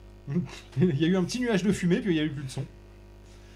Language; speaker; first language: French; native; French